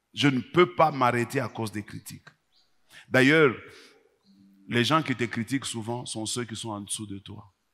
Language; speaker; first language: French; non-native, local second language; Swahili